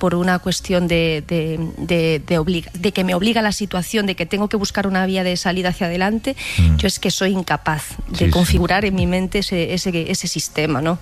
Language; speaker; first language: Spanish; native; Spanish